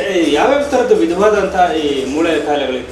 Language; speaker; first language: Kannada; native; Kannada